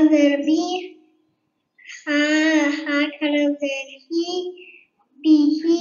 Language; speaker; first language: English; non-native, fluent; Bangla